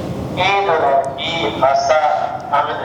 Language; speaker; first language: Japanese; non-native, learner; Bangla